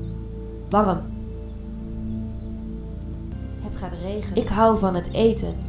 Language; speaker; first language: Dutch; non-native, learner; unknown